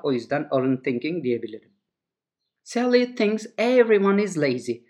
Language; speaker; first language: English; non-native, fluent; Turkish